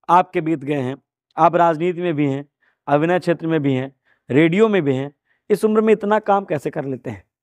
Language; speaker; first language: Hindi; native; Hindi